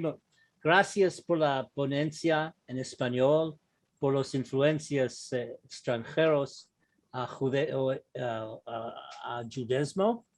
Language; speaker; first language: Spanish; non-native, learner; English